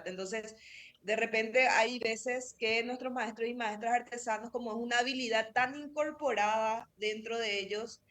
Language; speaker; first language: Spanish; native; Spanish